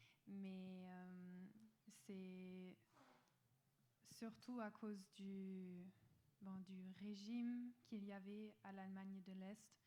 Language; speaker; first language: French; non-native, fluent; German